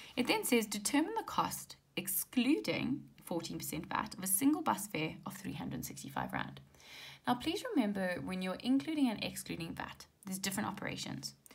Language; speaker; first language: English; native; English